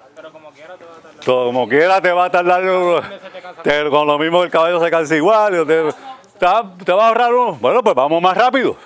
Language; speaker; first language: Spanish; native; Spanish